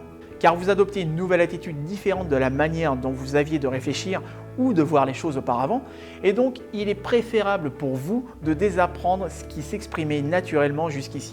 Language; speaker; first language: French; native; French